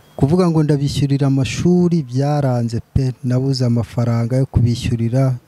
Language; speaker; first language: Kinyarwanda; native; Kinyarwanda